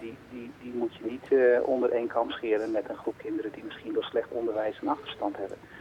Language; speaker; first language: Dutch; native; Dutch